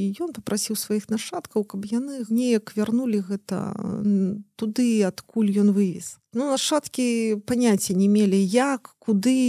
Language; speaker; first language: Belarusian; non-native, local second language; Russian